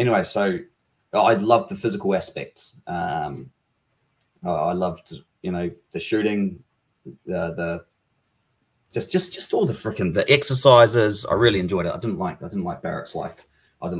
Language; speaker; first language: English; native; English